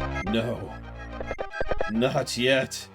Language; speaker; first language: English; native; English